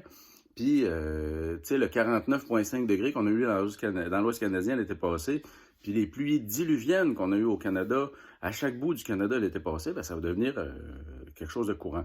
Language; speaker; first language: French; native; French